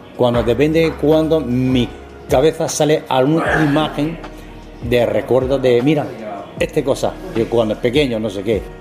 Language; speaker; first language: Spanish; non-native, learner; Chinese